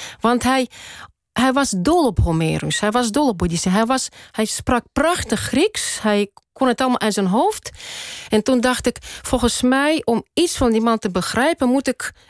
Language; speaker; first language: Dutch; non-native, fluent; Russian